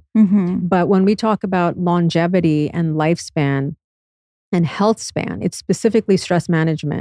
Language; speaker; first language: English; native; English